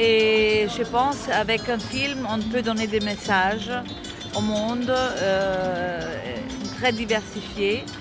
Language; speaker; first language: French; non-native, fluent; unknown